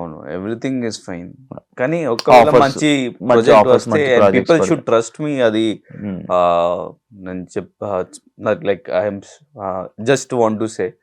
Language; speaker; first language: Telugu; non-native, learner; Hindi